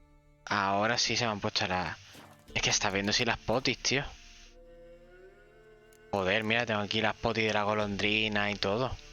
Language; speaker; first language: Spanish; native; Spanish